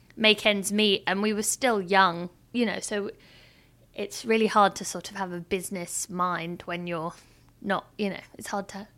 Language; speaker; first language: English; native; English